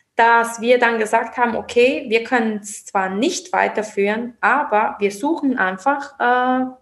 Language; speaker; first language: German; native; German